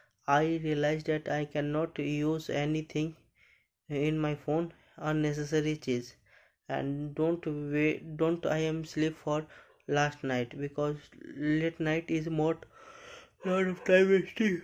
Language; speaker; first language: English; non-native, learner; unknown